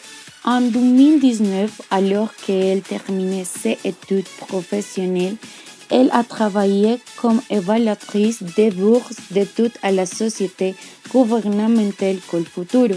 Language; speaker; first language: French; non-native, learner; Spanish